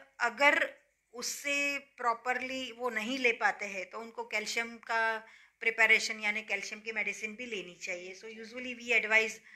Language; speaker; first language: Hindi; non-native, local second language; Gujarati